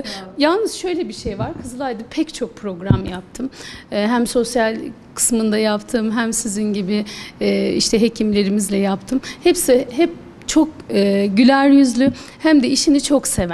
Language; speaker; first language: Turkish; native; Turkish